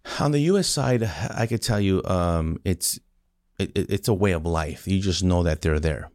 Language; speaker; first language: English; early bilingual, other home language; Spanish